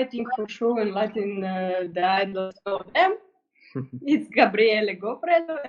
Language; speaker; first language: English; non-native, learner; Russian